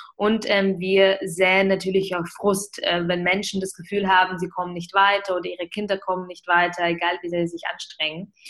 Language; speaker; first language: German; early bilingual, other home language; Ukrainian